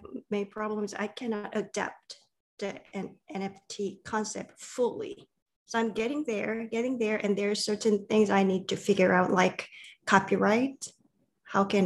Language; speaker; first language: English; non-native, fluent; Korean